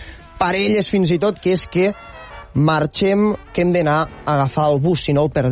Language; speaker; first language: Catalan; native; Catalan